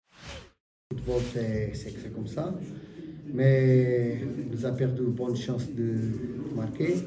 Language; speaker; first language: French; non-native, learner; Portuguese